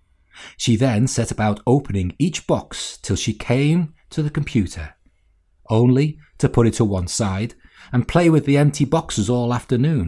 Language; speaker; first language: English; native; English